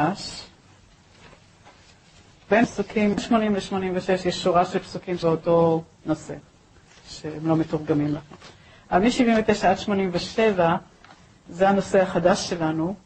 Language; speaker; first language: Hebrew; native; Hebrew